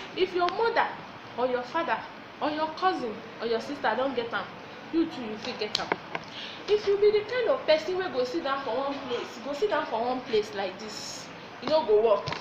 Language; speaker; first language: Nigerian Pidgin; non-native, local second language; Yoruba